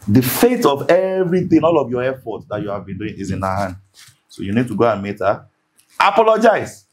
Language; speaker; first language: English; non-native, local second language; Yoruba